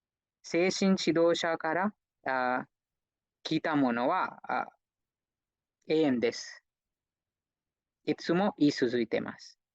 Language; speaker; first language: Japanese; non-native, fluent; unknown